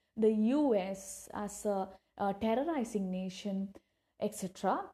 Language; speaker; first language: English; non-native, local second language; Malayalam